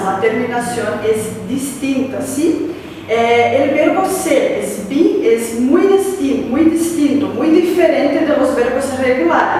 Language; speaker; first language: Spanish; non-native, fluent; Portuguese